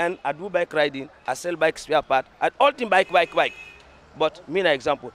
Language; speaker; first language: English; non-native, local second language; Krio